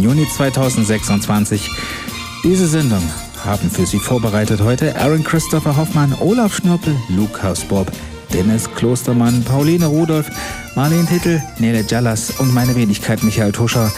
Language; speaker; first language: German; native; German